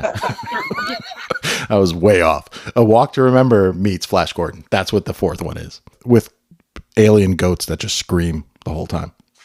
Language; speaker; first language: English; native; English